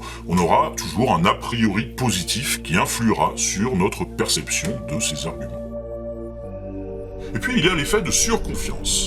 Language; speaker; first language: French; native; French